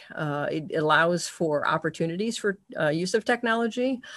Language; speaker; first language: English; native; English